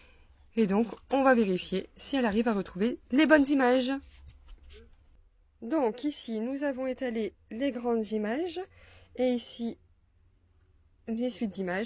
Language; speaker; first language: French; native; French